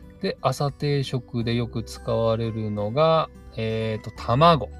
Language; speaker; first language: Japanese; native; Japanese